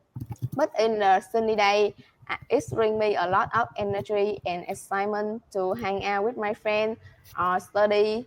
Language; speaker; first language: English; non-native, learner; Vietnamese